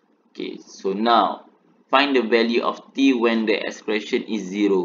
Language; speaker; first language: English; non-native, local second language; Malay